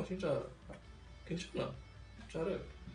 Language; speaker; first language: Korean; non-native, learner; Arabic